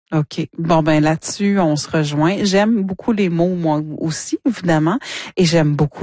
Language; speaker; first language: French; native; French